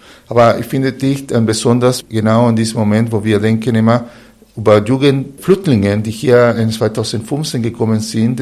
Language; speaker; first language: German; non-native, fluent; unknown